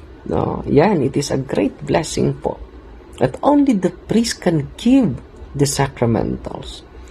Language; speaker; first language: English; non-native, local second language; Filipino